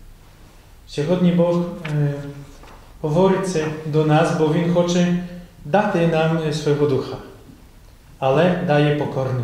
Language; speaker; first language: Ukrainian; non-native, fluent; Polish